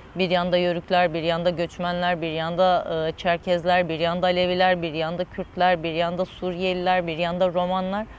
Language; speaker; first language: Turkish; native; Turkish